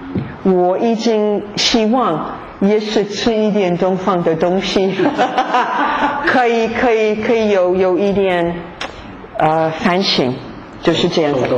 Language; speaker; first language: Chinese; non-native, fluent; English